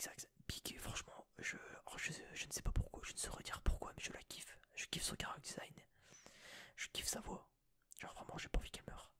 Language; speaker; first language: French; native; French